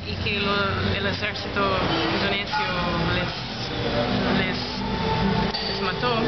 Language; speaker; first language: Spanish; non-native, fluent; English